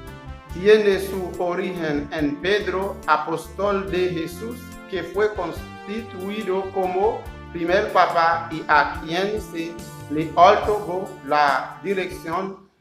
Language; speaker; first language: Spanish; non-native, learner; Haitian Creole